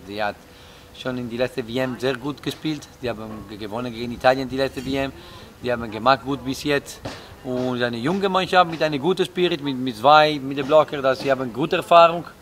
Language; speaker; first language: German; non-native, learner; Italian